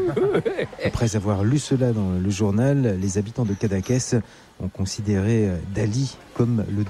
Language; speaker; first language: French; native; French